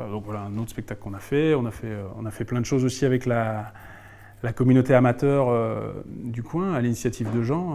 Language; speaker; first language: French; native; French